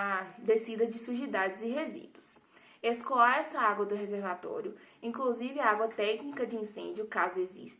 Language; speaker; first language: Portuguese; native; Portuguese